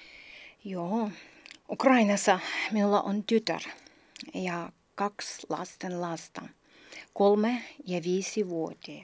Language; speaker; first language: Finnish; non-native, learner; Ukrainian